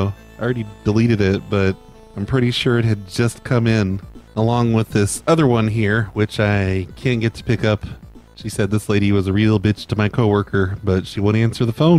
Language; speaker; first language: English; native; English